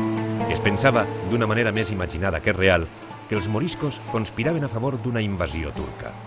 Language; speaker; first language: Catalan; native; Catalan